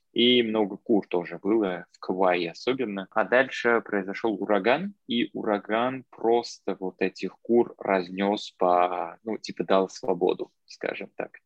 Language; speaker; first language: Russian; non-native, local second language; Armenian